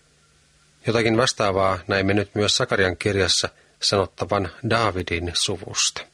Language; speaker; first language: Finnish; native; Finnish